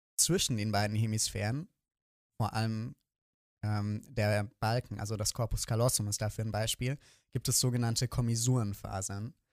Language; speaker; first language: German; native; German